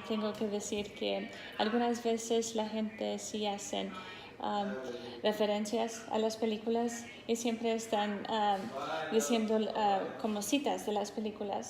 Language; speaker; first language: Spanish; non-native, fluent; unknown